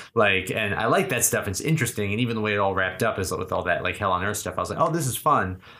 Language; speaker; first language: English; native; English